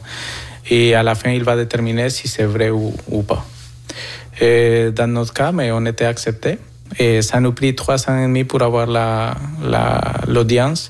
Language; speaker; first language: French; non-native, fluent; Spanish